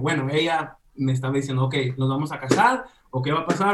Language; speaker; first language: Spanish; early bilingual, heritage; Spanish